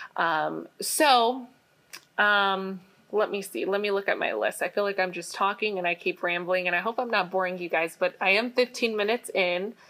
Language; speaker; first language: English; native; English